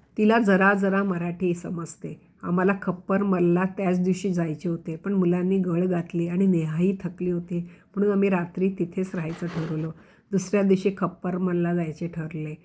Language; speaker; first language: Marathi; non-native, local second language; Konkani